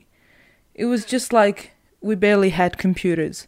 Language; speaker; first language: English; non-native, fluent; Arabic